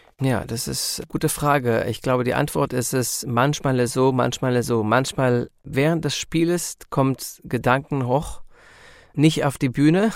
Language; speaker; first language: German; non-native, learner; Hebrew